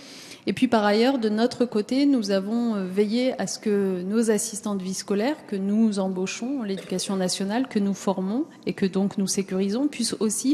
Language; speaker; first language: French; native; French